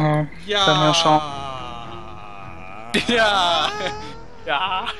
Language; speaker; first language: German; native; German